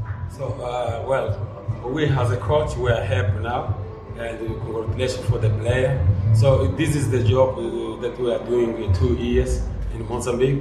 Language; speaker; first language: English; non-native, fluent; Portuguese